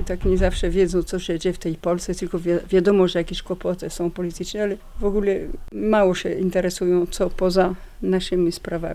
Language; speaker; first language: Polish; non-native, learner; French